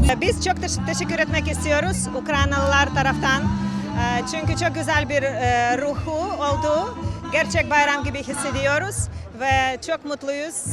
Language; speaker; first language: Turkish; non-native, learner; Ukrainian